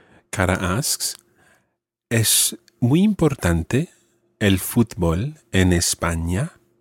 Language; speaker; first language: Spanish; non-native, fluent; English